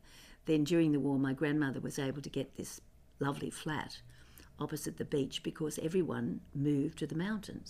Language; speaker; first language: English; native; English